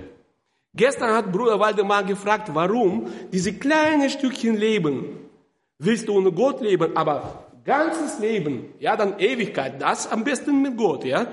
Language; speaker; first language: German; non-native, fluent; Russian